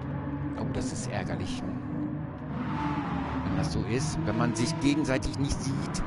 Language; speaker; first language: German; native; German